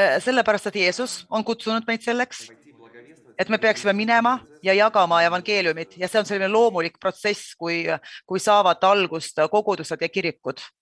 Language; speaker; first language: Estonian; non-native, local second language; Russian